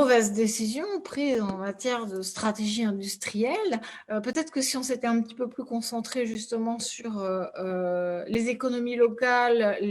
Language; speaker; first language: French; native; French